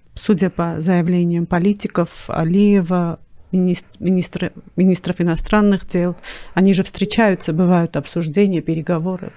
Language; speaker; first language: Russian; non-native, local second language; Armenian